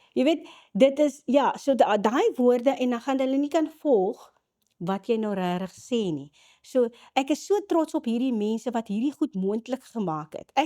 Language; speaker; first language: Afrikaans; native; Afrikaans